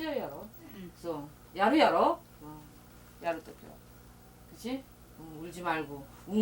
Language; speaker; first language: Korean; early bilingual, heritage; Korean